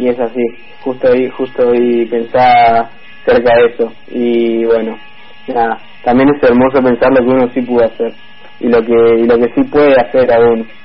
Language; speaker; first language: Spanish; native; Spanish